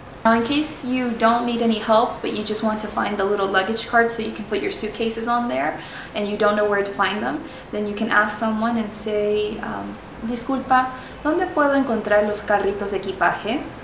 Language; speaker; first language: English; early bilingual, other home language; Spanish